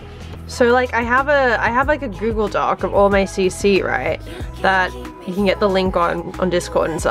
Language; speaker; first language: English; native; English